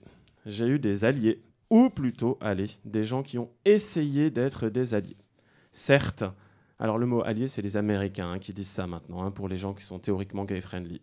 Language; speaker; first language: French; native; French